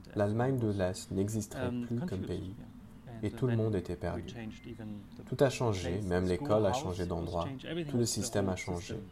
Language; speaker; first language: French; non-native, fluent; German